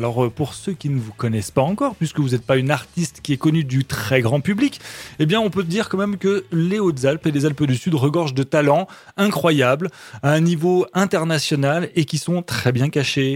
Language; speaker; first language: French; native; French